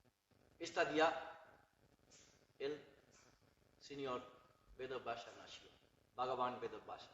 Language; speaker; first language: Spanish; non-native, learner; Bangla